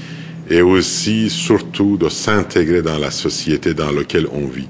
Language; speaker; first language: French; non-native, fluent; Persian